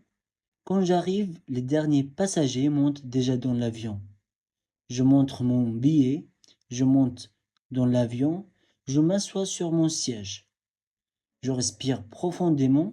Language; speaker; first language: French; non-native, fluent; Arabic